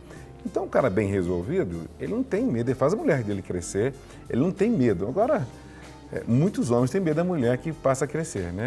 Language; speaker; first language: Portuguese; native; Portuguese